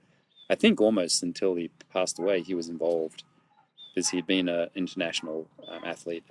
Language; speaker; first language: English; native; English